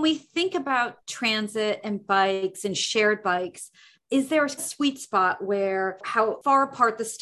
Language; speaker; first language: English; native; English